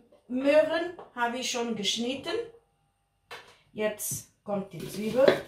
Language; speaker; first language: German; non-native, fluent; Portuguese